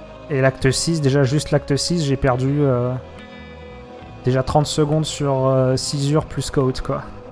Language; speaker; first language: French; native; French